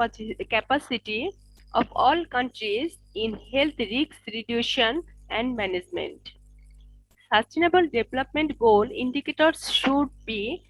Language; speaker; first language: English; non-native, local second language; Bangla